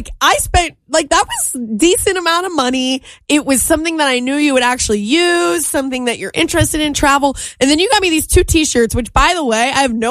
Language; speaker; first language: English; native; English